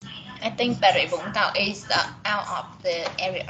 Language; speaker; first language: English; non-native, learner; Vietnamese